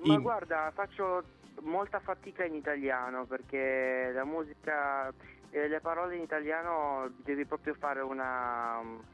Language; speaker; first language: Italian; non-native, fluent; Catalan